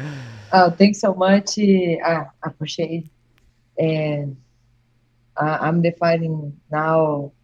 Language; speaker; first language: English; non-native, learner; Portuguese